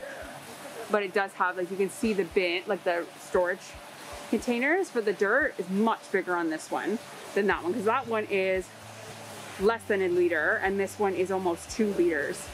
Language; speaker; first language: English; native; English